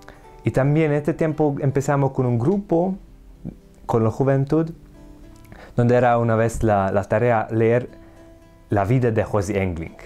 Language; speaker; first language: Spanish; non-native, learner; Hungarian